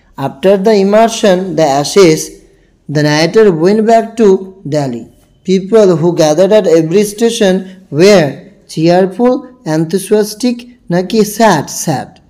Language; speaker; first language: English; non-native, local second language; Bangla